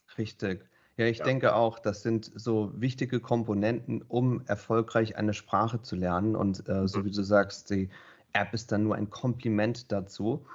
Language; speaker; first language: German; native; German